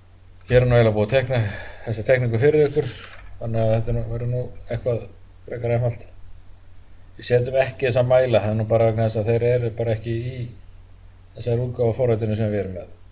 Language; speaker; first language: Icelandic; native; Icelandic